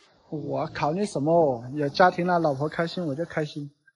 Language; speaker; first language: Chinese; native; Chinese